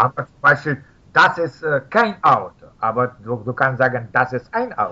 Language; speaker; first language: German; non-native, fluent; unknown